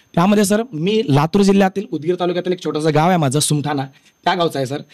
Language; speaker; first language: Marathi; native; Marathi